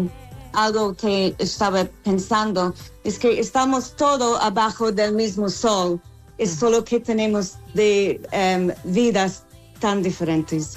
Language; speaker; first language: Spanish; non-native, fluent; English